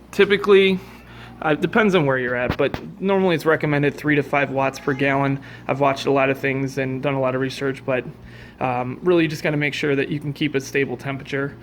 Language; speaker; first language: English; native; English